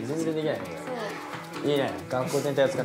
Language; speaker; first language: Japanese; native; Japanese